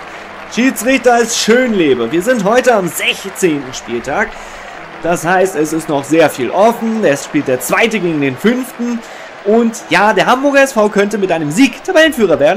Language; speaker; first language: German; native; German